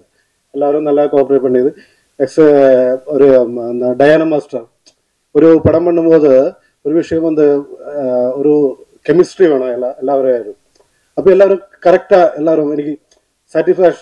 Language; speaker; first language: Tamil; non-native, learner; Malayalam